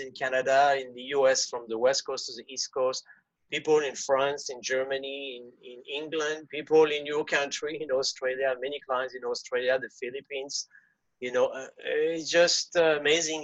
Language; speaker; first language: English; non-native, fluent; French